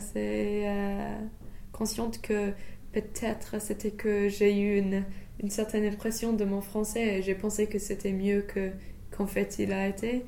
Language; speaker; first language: French; non-native, fluent; English